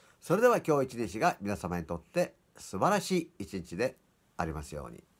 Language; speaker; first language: Japanese; native; Japanese